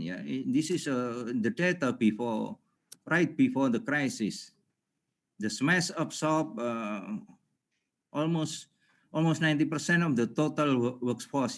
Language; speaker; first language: English; non-native, fluent; Indonesian